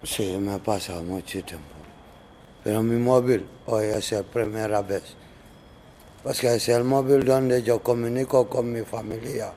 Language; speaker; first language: Spanish; non-native, learner; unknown